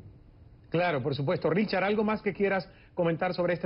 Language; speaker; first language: Spanish; native; Spanish